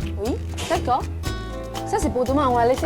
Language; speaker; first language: French; non-native, fluent; Chinese